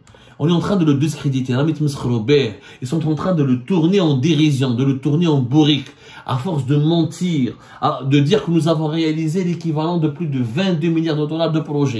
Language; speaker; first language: French; non-native, local second language; Arabic